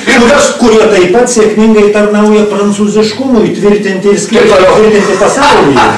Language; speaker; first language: Lithuanian; native; Lithuanian